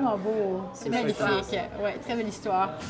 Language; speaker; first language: French; native; French